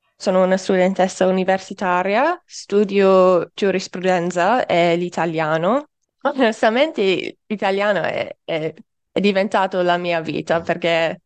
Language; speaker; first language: Italian; non-native, fluent; English